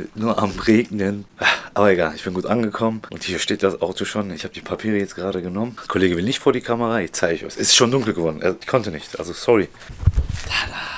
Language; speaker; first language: German; early bilingual, other home language; Turkish